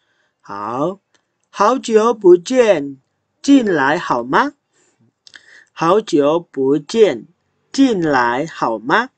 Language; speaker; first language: Chinese; non-native, fluent; Indonesian